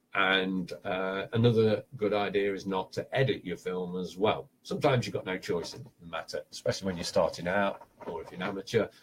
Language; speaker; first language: English; native; English